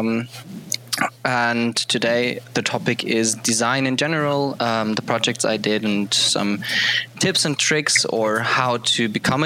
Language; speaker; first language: English; non-native, fluent; German